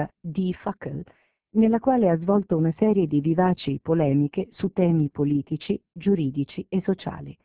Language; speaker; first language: Italian; native; Italian